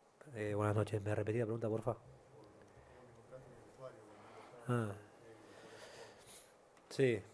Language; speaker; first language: Spanish; native; Spanish